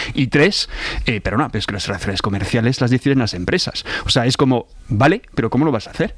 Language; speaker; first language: Spanish; non-native, fluent; French